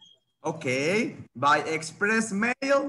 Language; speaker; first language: English; non-native, fluent; Spanish